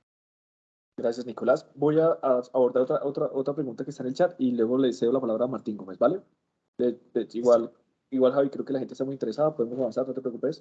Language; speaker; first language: Spanish; native; Spanish